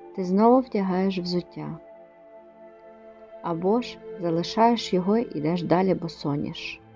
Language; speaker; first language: Ukrainian; native; Ukrainian